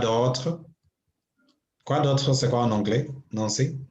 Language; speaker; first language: French; non-native, fluent; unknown